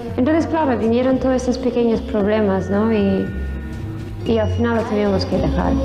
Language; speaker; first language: Spanish; early bilingual, other home language; English